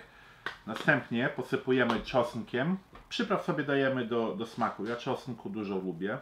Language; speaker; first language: Polish; early bilingual, heritage; Polish